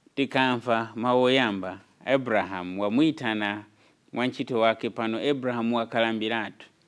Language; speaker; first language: Nyanja; non-native, fluent; Nyankole